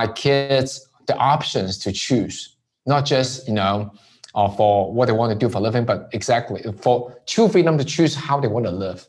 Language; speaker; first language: English; non-native, local second language; Cantonese